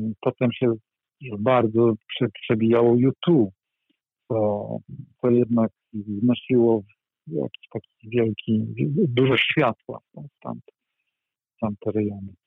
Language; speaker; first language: Polish; native; Polish